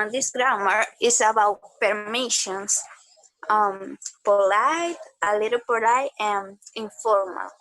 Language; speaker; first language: English; non-native, learner; Spanish